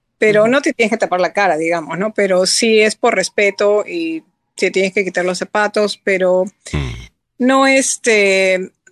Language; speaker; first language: Spanish; native; Spanish